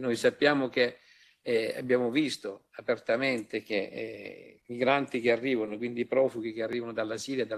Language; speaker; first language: Italian; native; Italian